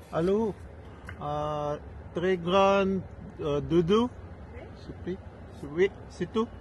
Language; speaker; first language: French; non-native, learner; Cebuano